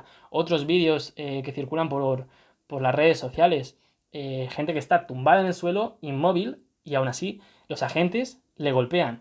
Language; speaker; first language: Spanish; native; Spanish